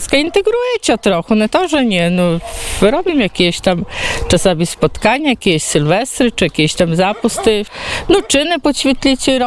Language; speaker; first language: Polish; non-native, local second language; Belarusian